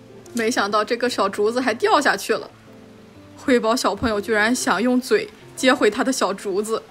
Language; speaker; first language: Chinese; native; Chinese